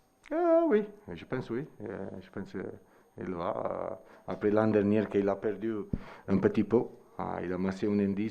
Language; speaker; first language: French; non-native, learner; Italian